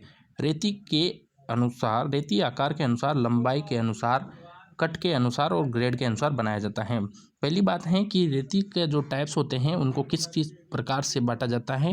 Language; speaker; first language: Hindi; native; Hindi